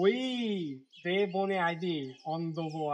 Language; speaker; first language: French; non-native, learner; Bangla